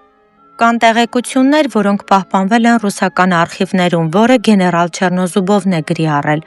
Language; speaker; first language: Armenian; native; Armenian